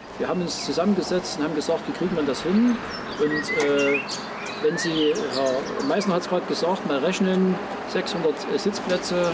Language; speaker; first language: German; native; German